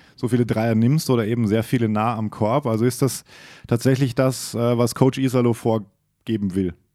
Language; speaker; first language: German; native; German